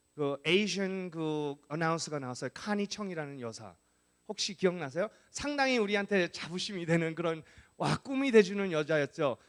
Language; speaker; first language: Korean; non-native, fluent; English